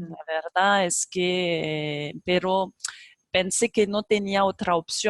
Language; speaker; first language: Spanish; non-native, fluent; French